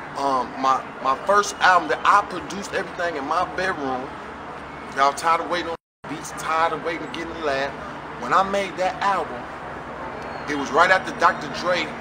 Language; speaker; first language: English; native; English